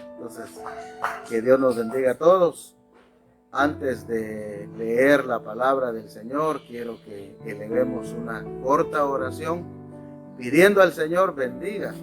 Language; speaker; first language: Spanish; native; Spanish